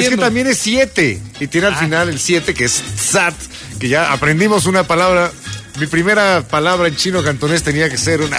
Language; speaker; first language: Spanish; native; Spanish